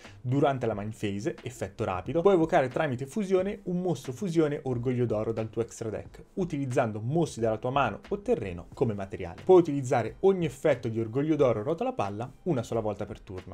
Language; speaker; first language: Italian; native; Italian